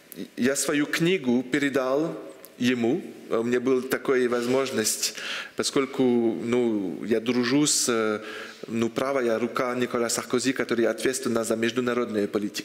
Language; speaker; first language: Russian; non-native, fluent; French